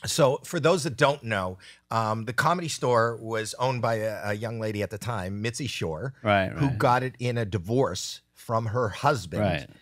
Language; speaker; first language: English; native; English